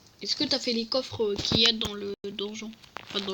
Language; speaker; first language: French; native; French